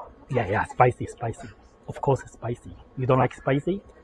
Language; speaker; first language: English; non-native, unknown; Chinese